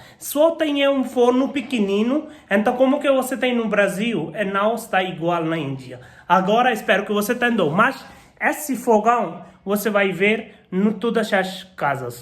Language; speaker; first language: Portuguese; non-native, learner; Hindi